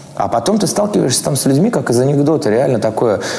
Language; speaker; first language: Russian; native; Russian